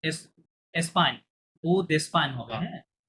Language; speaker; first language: French; non-native, fluent; Bangla